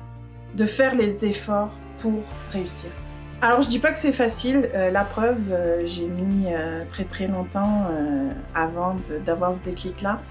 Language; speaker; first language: French; native; French